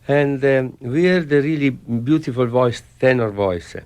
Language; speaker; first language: English; non-native, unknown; Italian